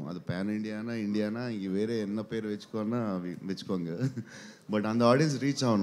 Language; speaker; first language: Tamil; non-native, learner; Telugu